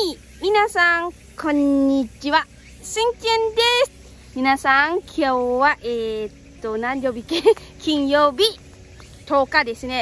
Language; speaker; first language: Japanese; non-native, learner; Lao